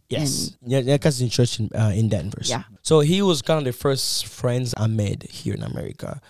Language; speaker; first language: English; non-native, fluent; Lingala